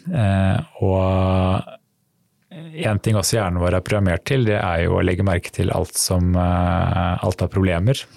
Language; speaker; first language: Norwegian; native; Norwegian